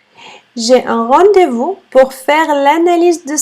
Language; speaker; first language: French; non-native, fluent; Arabic